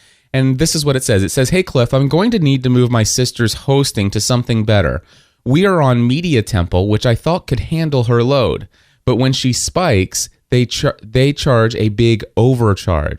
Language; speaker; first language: English; native; English